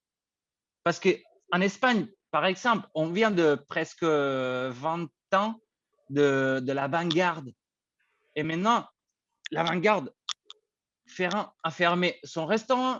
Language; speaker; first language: French; non-native, fluent; Spanish